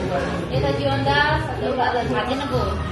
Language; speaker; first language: Filipino; non-native, learner; Nepali